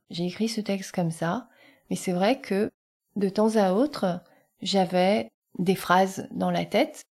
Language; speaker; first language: French; early bilingual, other home language; Vietnamese